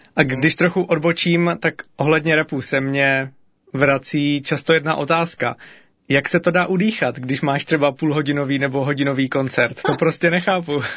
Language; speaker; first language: Czech; native; Czech